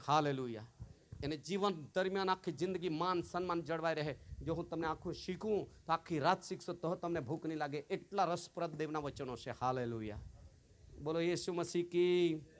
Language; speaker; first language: Gujarati; non-native, local second language; Kukna